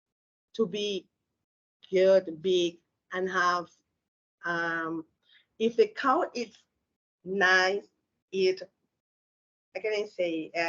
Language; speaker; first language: English; non-native, learner; Spanish